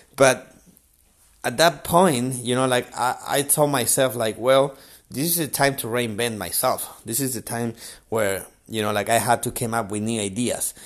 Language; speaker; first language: English; non-native, fluent; Spanish